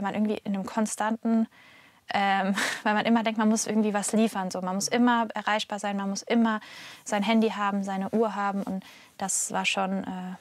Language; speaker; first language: German; native; German